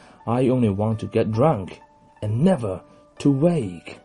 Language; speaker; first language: English; non-native, fluent; Chinese